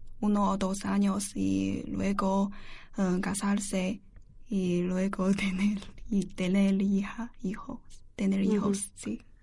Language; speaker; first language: Spanish; non-native, learner; Chinese